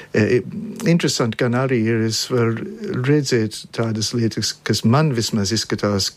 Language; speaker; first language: Latvian; early bilingual, heritage; Latvian